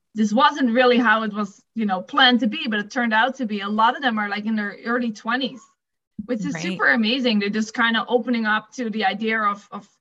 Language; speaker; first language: English; non-native, fluent; Dutch